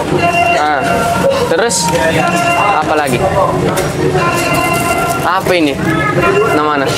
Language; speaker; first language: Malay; early bilingual, heritage; Malay